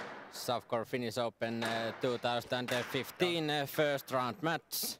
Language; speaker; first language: English; non-native, fluent; Finnish